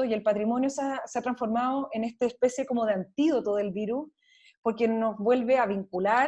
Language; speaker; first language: Spanish; native; Spanish